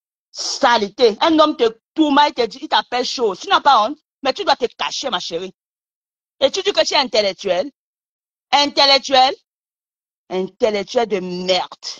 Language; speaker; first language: French; non-native, local second language; Lingala